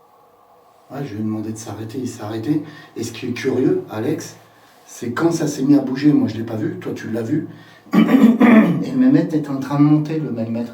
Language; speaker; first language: French; native; French